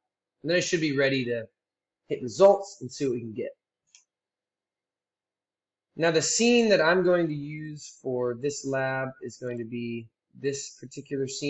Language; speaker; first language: English; native; English